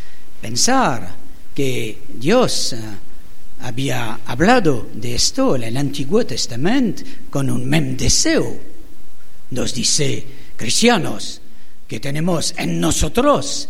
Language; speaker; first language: Spanish; non-native, fluent; French